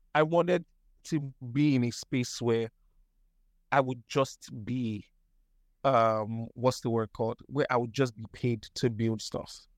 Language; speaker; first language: English; non-native, local second language; Yoruba